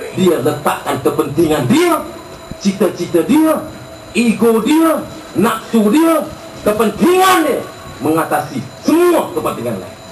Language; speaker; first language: Malay; native; Malay